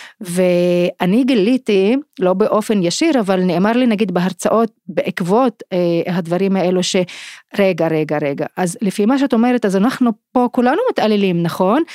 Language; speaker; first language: Hebrew; non-native, local second language; Arabic